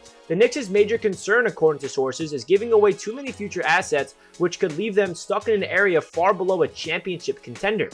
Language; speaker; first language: English; native; English